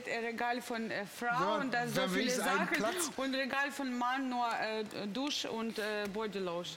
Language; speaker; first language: German; non-native, learner; Russian